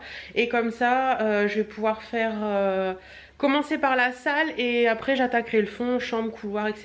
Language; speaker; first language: French; native; French